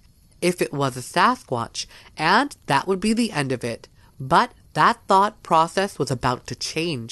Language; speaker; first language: English; native; English